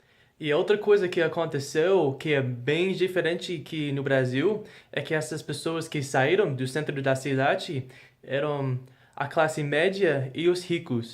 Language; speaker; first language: Portuguese; non-native, fluent; English